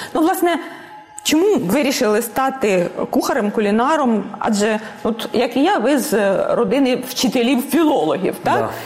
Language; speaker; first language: Ukrainian; native; Ukrainian